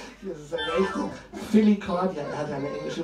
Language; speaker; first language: German; native; German